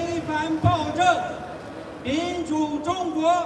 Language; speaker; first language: Chinese; native; Chinese